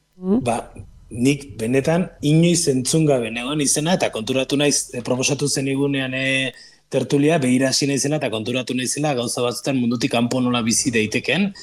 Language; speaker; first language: Basque; native; Basque